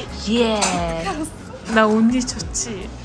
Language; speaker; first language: Korean; non-native, learner; Kazakh